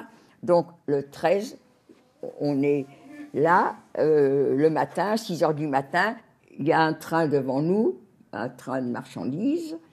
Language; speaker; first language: French; native; French